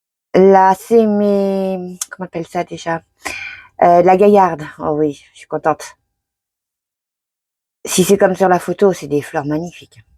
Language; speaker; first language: French; native; French